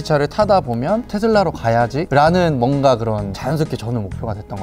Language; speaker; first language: Korean; native; Korean